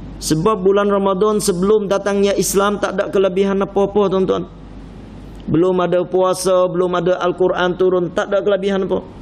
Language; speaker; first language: Malay; non-native, fluent; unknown